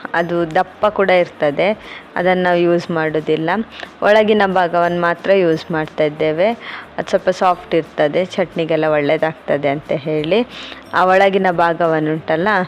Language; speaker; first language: Kannada; non-native, local second language; Tulu